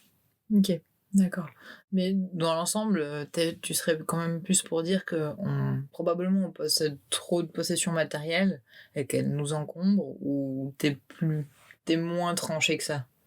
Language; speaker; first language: French; native; French